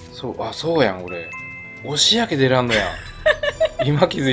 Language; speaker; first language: Japanese; native; Japanese